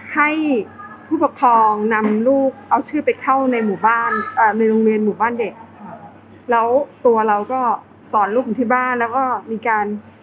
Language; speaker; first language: Thai; native; Thai